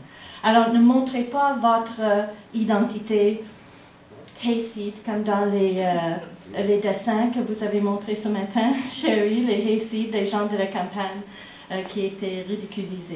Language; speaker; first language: French; non-native, fluent; English